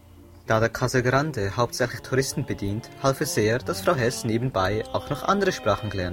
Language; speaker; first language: German; native; German